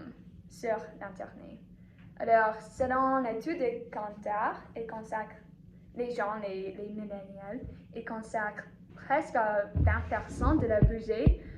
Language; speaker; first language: French; non-native, fluent; English